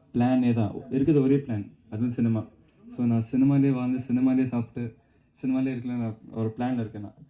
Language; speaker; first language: Tamil; non-native, local second language; Telugu